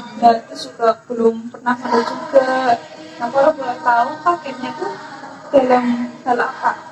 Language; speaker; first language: Indonesian; non-native, local second language; Javanese